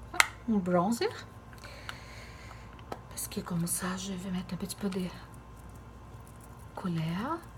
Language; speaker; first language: French; non-native, fluent; Portuguese